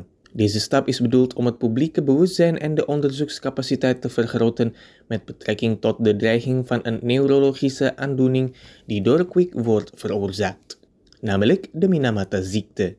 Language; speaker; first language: Dutch; non-native, fluent; Indonesian